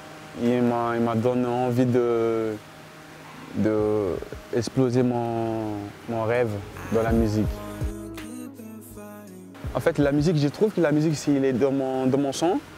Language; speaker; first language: French; non-native, learner; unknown